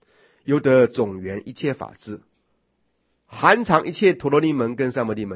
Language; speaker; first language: Chinese; native; Chinese